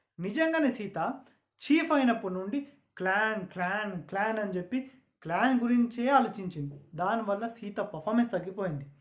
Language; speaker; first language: Telugu; non-native, local second language; Urdu